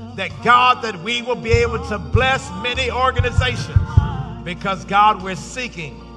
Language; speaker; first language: English; native; English